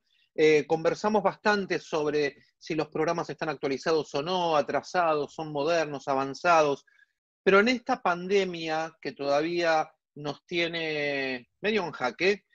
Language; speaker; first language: Spanish; native; Spanish